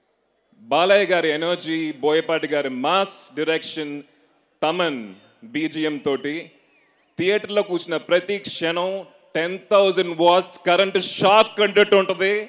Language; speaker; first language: Telugu; native; Telugu